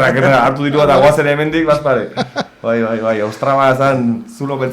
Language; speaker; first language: Basque; native; Basque